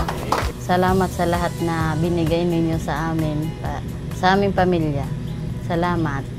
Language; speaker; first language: Filipino; non-native, local second language; Bikol